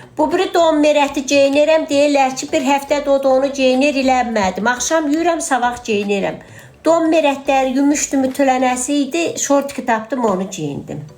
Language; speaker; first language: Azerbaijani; native; Azerbaijani